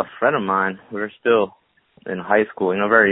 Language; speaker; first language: English; native; English